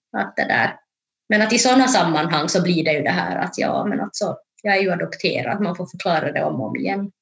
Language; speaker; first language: Swedish; native; Swedish